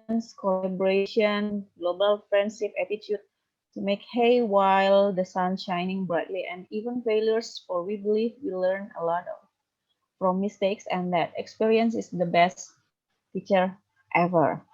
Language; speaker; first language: English; non-native, learner; Indonesian